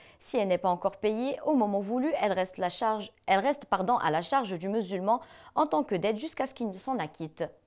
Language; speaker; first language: French; non-native, local second language; Arabic